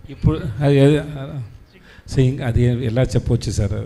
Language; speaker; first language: Telugu; non-native, learner; Tamil